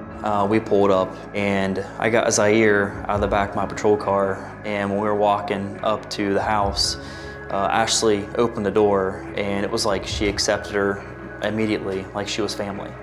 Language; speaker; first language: English; native; English